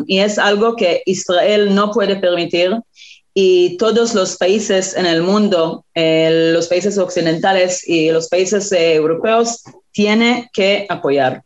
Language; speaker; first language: Spanish; non-native, fluent; Hebrew